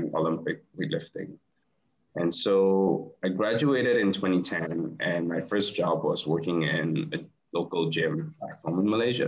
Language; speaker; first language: English; non-native, local second language; Chinese